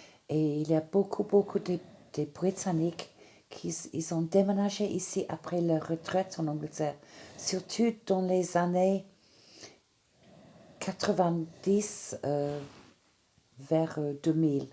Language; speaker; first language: French; non-native, fluent; English